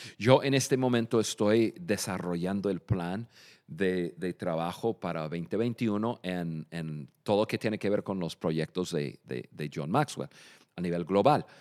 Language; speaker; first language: Spanish; non-native, fluent; English